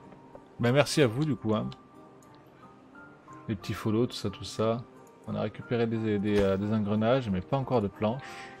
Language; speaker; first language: French; native; French